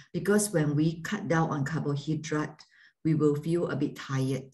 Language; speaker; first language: English; non-native, fluent; Malay